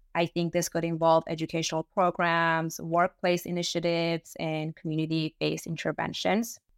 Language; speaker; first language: English; early bilingual, other home language; Persian